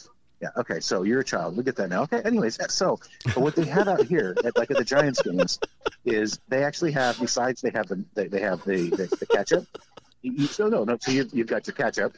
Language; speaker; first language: English; native; English